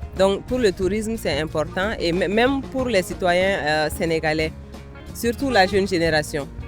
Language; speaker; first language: French; non-native, local second language; Bambara